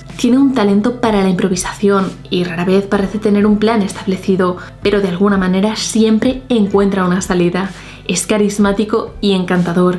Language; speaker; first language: Spanish; native; Spanish